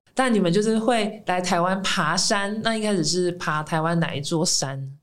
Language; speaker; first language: Chinese; native; Chinese